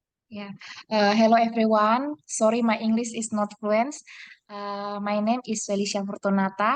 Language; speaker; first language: English; non-native, learner; Indonesian